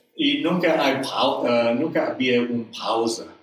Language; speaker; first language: Spanish; non-native, learner; English